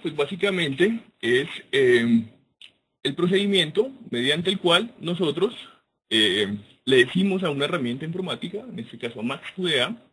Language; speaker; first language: Spanish; native; Spanish